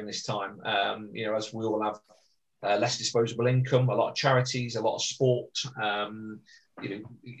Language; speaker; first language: English; native; English